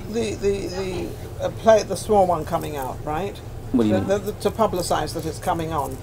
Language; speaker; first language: English; native; English